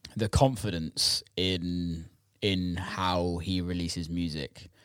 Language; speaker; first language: English; native; English